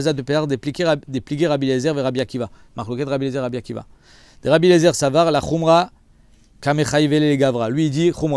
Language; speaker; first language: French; native; French